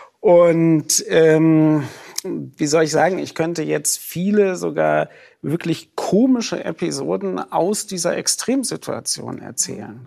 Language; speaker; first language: German; native; German